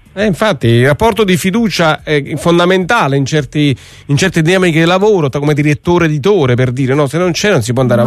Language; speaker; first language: Italian; native; Italian